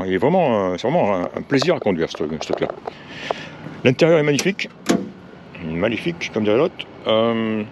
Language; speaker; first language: French; native; French